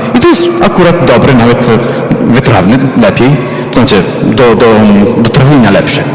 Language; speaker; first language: Polish; non-native, fluent; Italian